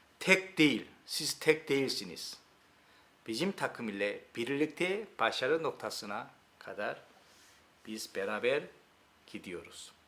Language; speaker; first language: Turkish; non-native, learner; Korean